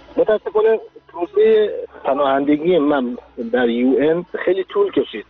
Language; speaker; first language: Persian; non-native, local second language; Kurdish